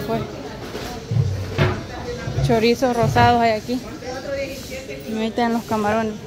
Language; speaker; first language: Spanish; native; Spanish